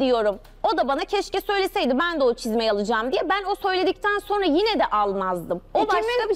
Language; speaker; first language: Turkish; native; Turkish